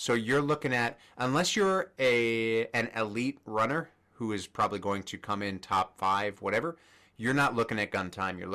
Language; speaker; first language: English; native; English